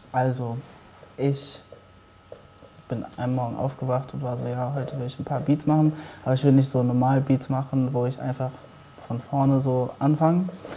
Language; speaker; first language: German; early bilingual, other home language; English